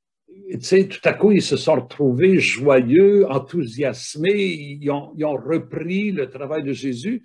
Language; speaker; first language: French; native; French